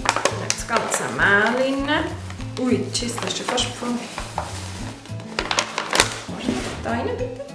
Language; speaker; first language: German; native; German